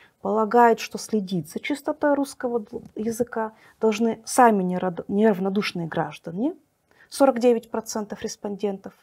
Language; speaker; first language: Russian; native; Russian